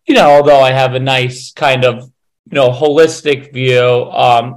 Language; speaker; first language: English; native; English